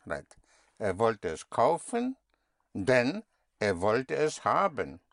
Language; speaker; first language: German; non-native, fluent; English